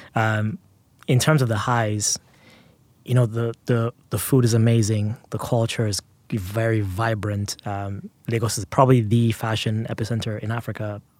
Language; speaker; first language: English; non-native, local second language; Yoruba